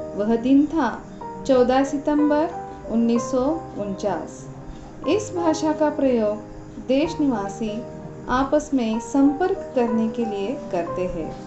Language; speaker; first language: Hindi; non-native, local second language; Marathi